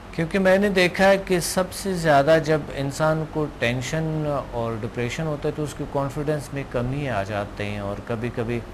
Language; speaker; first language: Urdu; non-native, local second language; Pashto